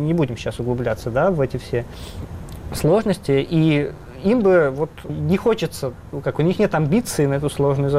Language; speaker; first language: Russian; native; Russian